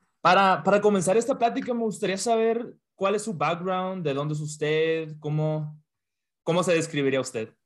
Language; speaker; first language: Spanish; native; Spanish